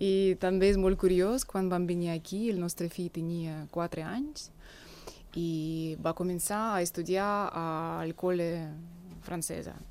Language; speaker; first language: Catalan; non-native, fluent; Russian